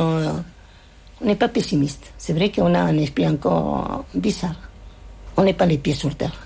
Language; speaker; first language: French; non-native, fluent; Spanish